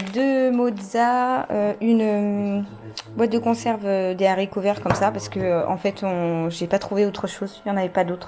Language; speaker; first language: French; native; French